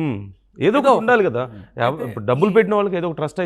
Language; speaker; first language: Telugu; native; Telugu